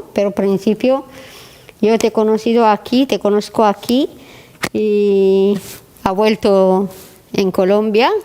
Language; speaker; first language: Spanish; non-native, learner; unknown